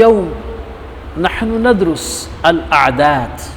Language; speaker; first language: Arabic; non-native, learner; Urdu